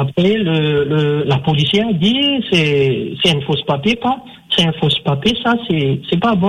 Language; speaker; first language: French; non-native, learner; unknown